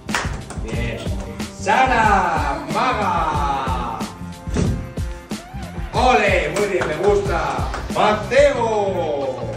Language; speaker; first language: Spanish; native; Spanish